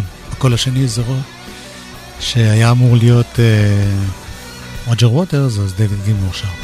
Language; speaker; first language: Hebrew; native; Hebrew